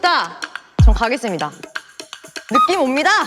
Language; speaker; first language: Korean; native; Korean